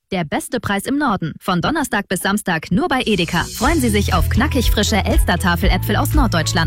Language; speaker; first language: German; native; German